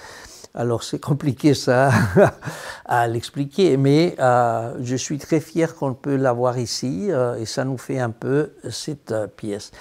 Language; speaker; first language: French; non-native, fluent; Spanish